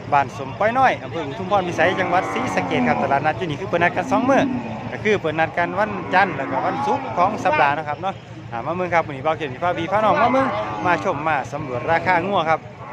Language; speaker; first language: Thai; native; Thai